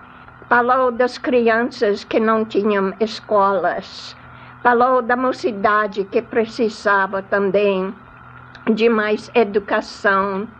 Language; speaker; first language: Portuguese; non-native, fluent; English